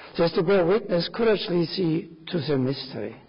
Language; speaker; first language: English; non-native, fluent; German